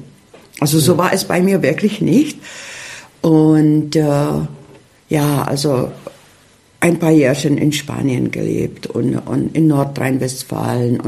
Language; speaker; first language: German; early bilingual, heritage; Czech